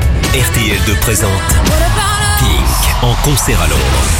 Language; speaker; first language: French; native; French